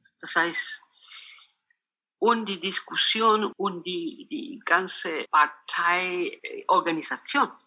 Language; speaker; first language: German; non-native, local second language; Spanish